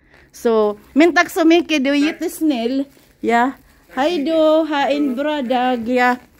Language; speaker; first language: Swedish; non-native, learner; Filipino